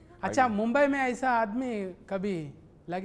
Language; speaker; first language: Hindi; non-native, local second language; Telugu